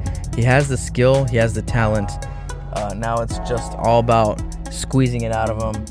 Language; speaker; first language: English; native; English